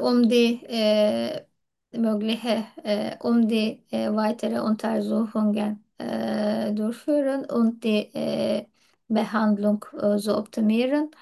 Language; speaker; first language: German; non-native, learner; Turkish